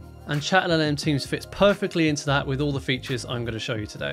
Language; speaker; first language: English; native; English